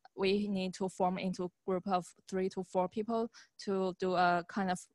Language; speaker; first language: English; non-native, fluent; Chinese